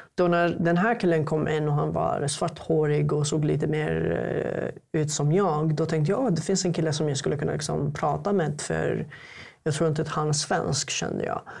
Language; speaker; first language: Swedish; non-native, fluent; Arabic